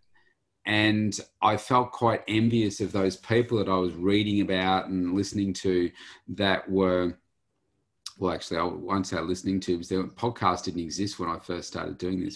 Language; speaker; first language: English; native; English